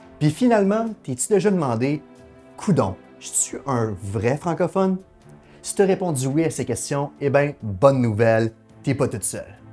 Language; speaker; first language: French; native; French